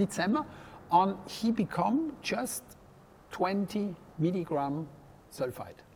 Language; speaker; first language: English; non-native, learner; French